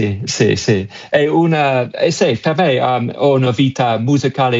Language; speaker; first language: Italian; non-native, learner; English